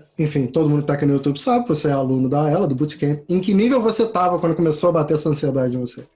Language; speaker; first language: Portuguese; native; Portuguese